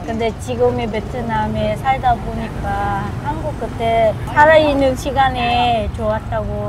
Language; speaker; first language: Korean; non-native, fluent; Vietnamese